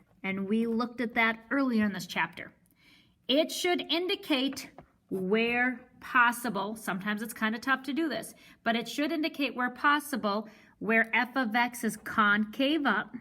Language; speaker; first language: English; native; English